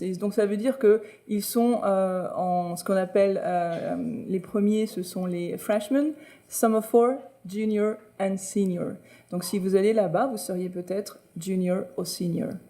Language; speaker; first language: French; native; French